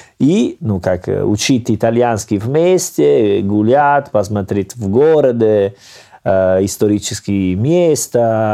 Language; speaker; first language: Russian; non-native, learner; Italian